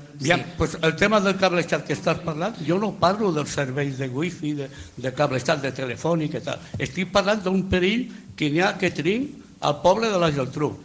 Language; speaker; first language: Catalan; non-native, local second language; Spanish